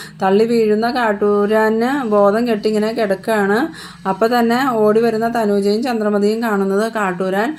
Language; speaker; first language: Malayalam; native; Malayalam